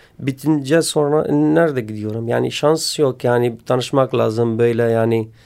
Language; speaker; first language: Turkish; non-native, learner; Kurdish